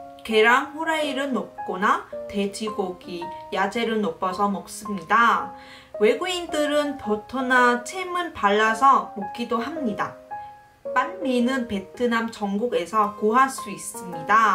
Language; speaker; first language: Korean; non-native, local second language; Vietnamese